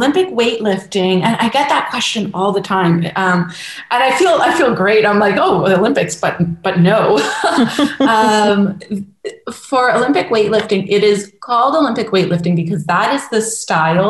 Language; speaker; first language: English; native; English